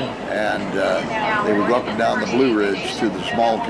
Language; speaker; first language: English; native; English